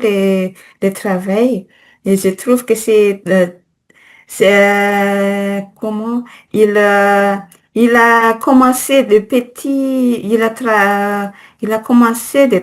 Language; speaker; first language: French; non-native, learner; Malagasy